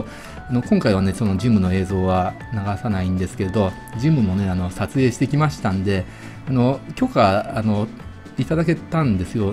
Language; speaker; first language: Japanese; native; Japanese